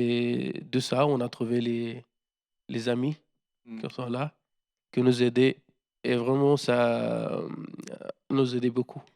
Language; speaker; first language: French; non-native, learner; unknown